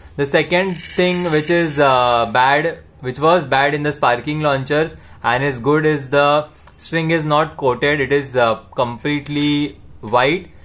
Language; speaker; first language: English; non-native, local second language; Hindi